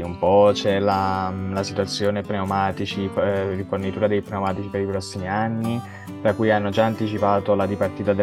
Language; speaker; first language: Italian; native; Italian